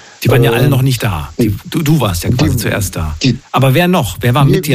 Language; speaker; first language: German; native; German